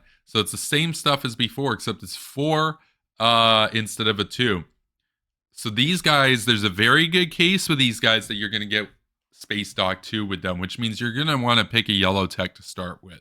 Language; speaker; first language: English; native; English